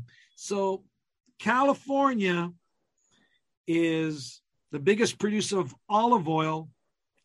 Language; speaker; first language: English; non-native, fluent; Italian